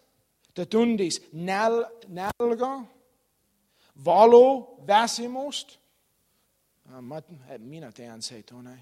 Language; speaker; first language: Estonian; non-native, learner; English